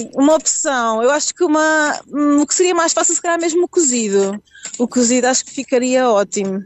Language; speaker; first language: Portuguese; native; Portuguese